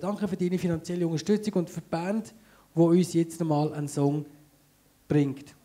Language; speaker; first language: German; native; German